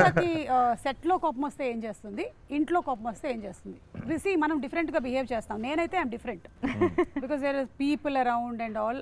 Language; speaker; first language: Telugu; native; Telugu